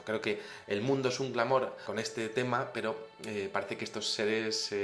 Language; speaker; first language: Spanish; native; Spanish